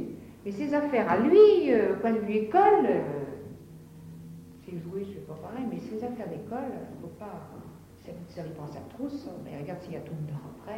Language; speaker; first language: French; native; French